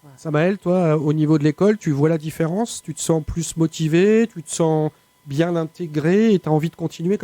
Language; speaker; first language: French; native; French